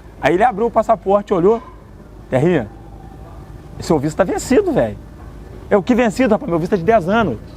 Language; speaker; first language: Portuguese; native; Portuguese